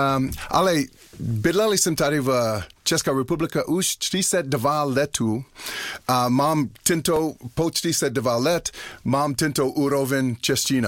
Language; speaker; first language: Czech; non-native, learner; English